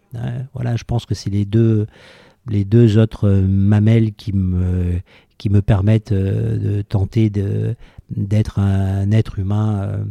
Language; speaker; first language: French; native; French